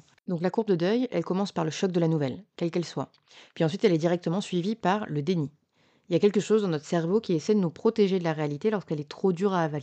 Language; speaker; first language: French; native; French